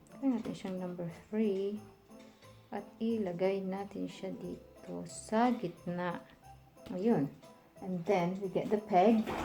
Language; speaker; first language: Filipino; native; Filipino